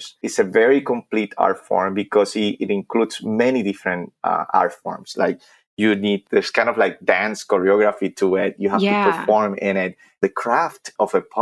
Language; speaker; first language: English; non-native, fluent; Spanish